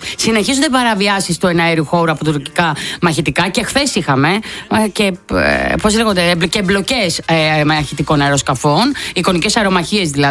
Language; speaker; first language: Greek; native; Greek